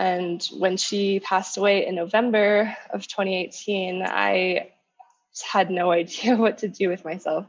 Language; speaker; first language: English; native; English